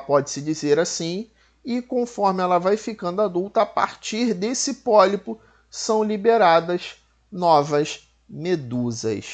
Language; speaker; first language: Portuguese; native; Portuguese